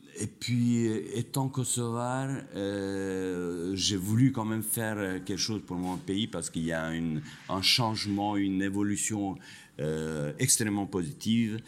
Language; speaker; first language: French; non-native, fluent; Albanian